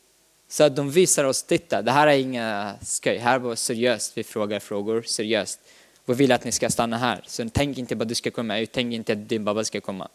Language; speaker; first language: Swedish; non-native, fluent; Arabic